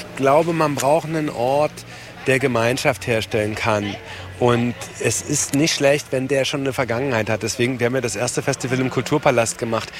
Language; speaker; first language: German; native; German